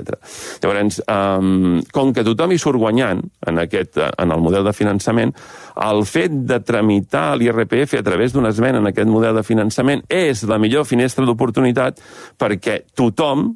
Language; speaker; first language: Catalan; native; Catalan